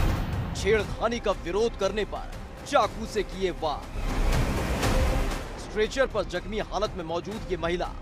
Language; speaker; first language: Hindi; native; Hindi